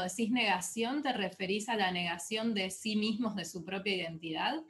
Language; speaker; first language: Spanish; native; Spanish